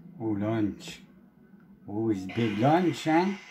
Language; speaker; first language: English; non-native, learner; French